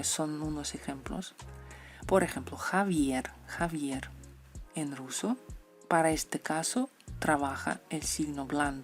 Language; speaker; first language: Spanish; non-native, fluent; Russian